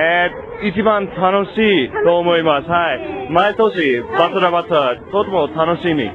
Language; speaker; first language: Japanese; non-native, learner; English